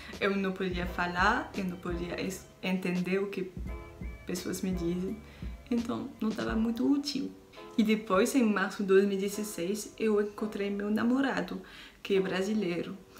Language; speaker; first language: Portuguese; non-native, learner; French